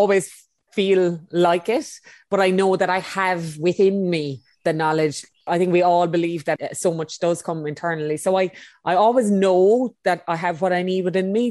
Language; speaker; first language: English; native; English